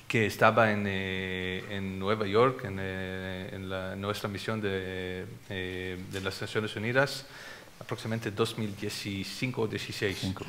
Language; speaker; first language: Spanish; non-native, fluent; Hebrew